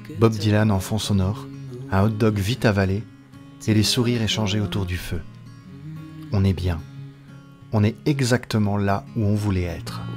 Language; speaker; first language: French; native; French